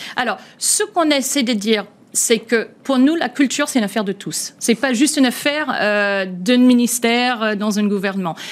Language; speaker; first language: French; non-native, fluent; English